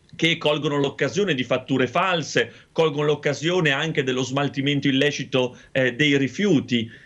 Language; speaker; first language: Italian; native; Italian